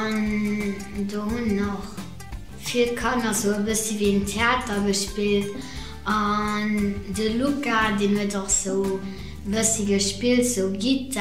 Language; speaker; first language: German; non-native, local second language; Luxembourgish